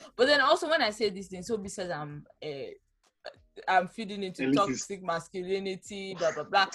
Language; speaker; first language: English; non-native, local second language; Yoruba